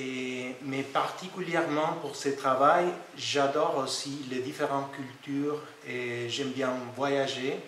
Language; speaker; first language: French; non-native, fluent; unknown